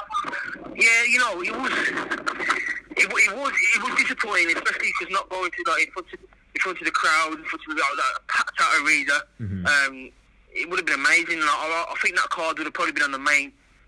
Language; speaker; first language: English; native; English